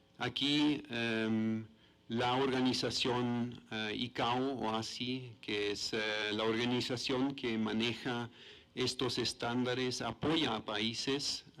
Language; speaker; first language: Spanish; non-native, fluent; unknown